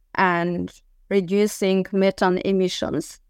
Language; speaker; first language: English; non-native, learner; Azerbaijani